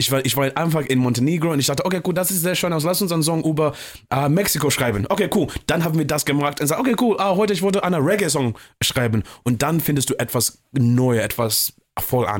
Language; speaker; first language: German; non-native, fluent; English